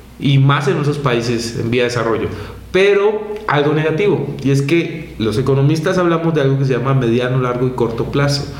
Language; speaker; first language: Spanish; native; Spanish